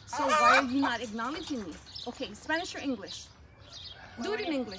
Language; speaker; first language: English; early bilingual, other home language; Spanish